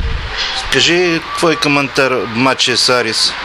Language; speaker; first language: Russian; non-native, learner; Bulgarian